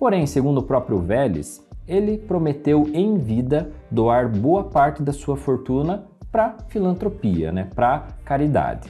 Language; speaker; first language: Portuguese; native; Portuguese